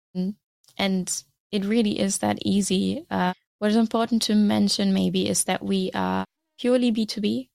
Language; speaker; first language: English; non-native, fluent; German